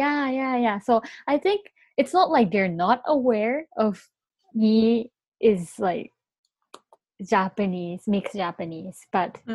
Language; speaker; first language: English; non-native, fluent; Japanese